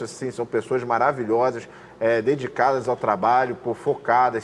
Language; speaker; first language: Portuguese; native; Portuguese